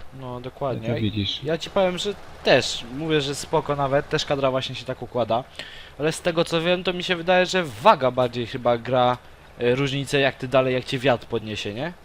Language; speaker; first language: Polish; native; Polish